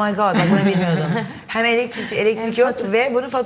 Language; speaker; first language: Turkish; early bilingual, heritage; Turkish